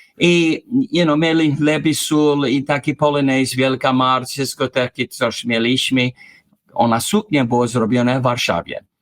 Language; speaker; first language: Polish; early bilingual, heritage; English